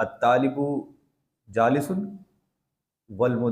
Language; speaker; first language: Arabic; non-native, learner; Urdu